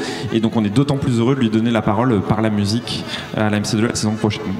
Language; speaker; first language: French; native; French